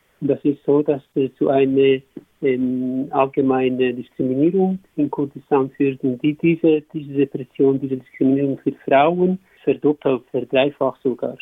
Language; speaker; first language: German; non-native, learner; Kurdish